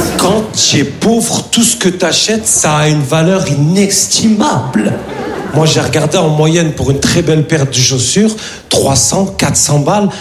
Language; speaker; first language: French; early bilingual, other home language; Arabic